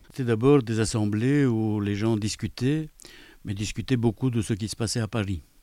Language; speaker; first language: French; native; French